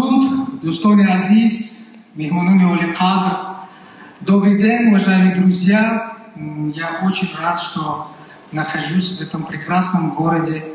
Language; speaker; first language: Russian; non-native, local second language; Tajik